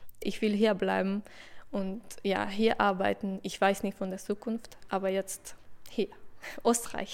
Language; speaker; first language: German; non-native, learner; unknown